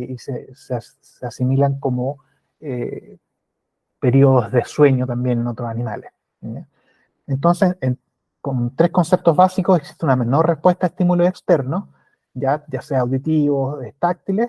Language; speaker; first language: Spanish; native; Spanish